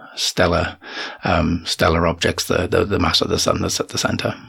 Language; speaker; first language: English; native; English